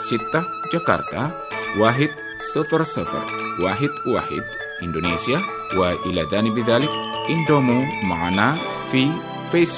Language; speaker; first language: Arabic; non-native, learner; Indonesian